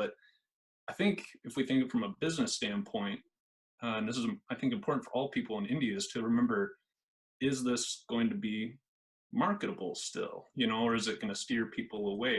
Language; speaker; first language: English; native; English